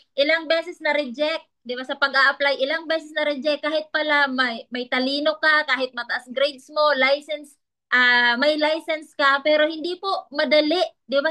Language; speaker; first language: Filipino; non-native, local second language; Bikol